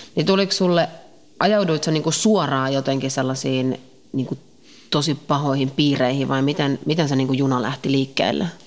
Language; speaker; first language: Finnish; native; Finnish